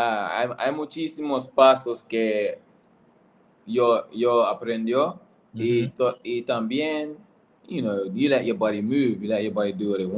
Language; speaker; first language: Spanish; non-native, learner; English